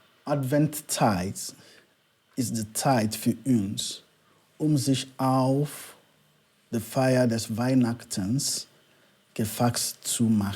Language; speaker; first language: German; non-native, learner; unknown